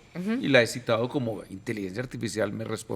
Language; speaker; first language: Spanish; native; Spanish